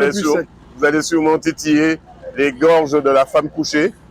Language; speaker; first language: French; native; French